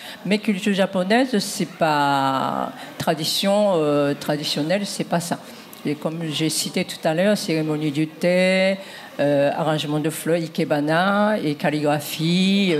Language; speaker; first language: French; non-native, fluent; Japanese